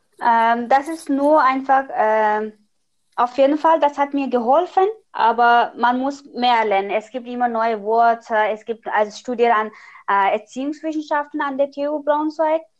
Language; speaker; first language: German; non-native, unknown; Nepali